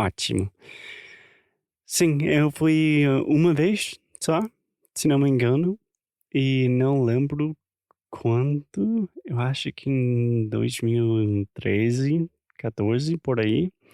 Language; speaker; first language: Portuguese; non-native, fluent; English